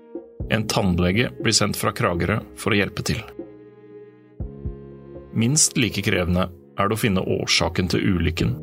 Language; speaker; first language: Norwegian; native; Norwegian